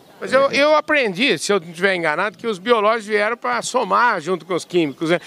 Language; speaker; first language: Portuguese; native; Portuguese